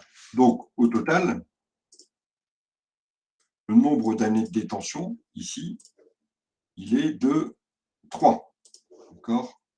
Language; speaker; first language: French; native; French